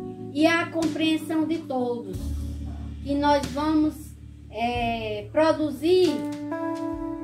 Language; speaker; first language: Portuguese; native; Portuguese